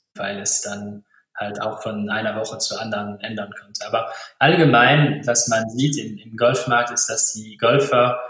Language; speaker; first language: German; non-native, local second language; Luxembourgish